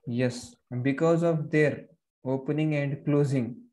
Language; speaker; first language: English; non-native, local second language; Marathi